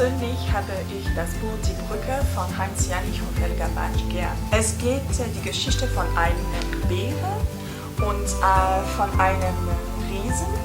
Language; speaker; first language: German; non-native, fluent; French